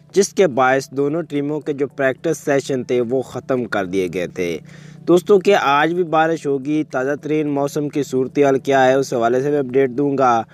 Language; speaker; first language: Urdu; native; Urdu